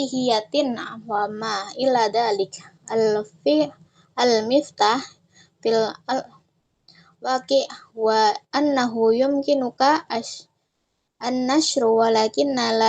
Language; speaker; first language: Arabic; non-native, learner; Indonesian